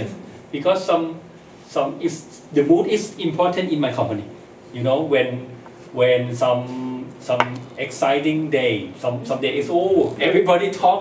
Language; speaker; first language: English; non-native, learner; Thai